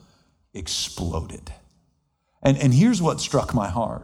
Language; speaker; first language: English; native; English